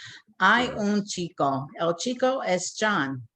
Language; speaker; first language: Spanish; non-native, learner; English